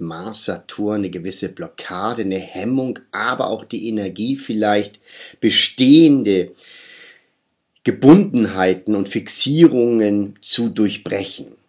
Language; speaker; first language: German; native; German